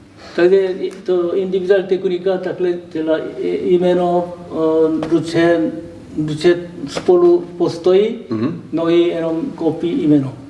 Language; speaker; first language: Czech; non-native, learner; Korean